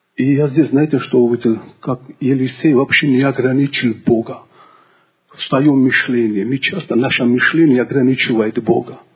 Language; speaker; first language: Russian; non-native, local second language; Georgian